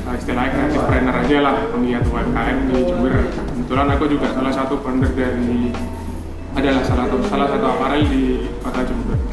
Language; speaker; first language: Indonesian; native; Indonesian